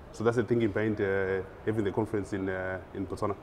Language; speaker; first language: English; non-native, local second language; Shona